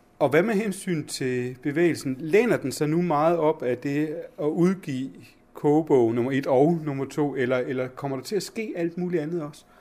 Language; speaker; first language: Danish; native; Danish